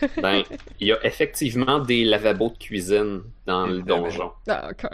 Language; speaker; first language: French; native; French